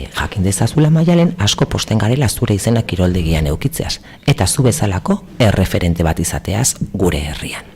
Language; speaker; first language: Basque; native; Basque